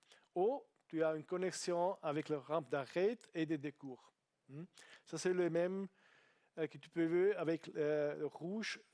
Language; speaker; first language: French; non-native, learner; Italian